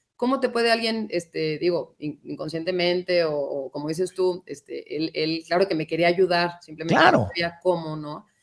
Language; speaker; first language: Spanish; native; Spanish